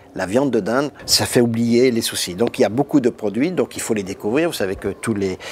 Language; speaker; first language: French; native; French